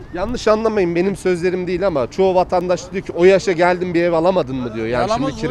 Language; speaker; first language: Turkish; native; Turkish